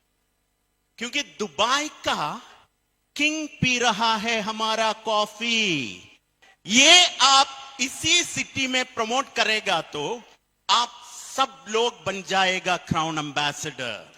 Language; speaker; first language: Hindi; non-native, learner; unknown